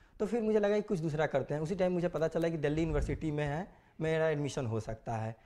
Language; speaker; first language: Hindi; native; Hindi